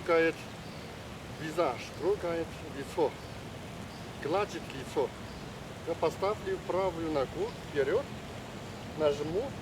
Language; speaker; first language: Russian; non-native, learner; Chinese